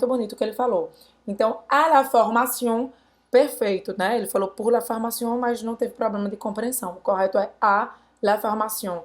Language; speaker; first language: Portuguese; native; Portuguese